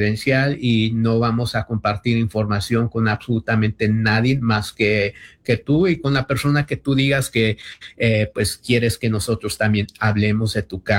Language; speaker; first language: Spanish; early bilingual, heritage; Spanish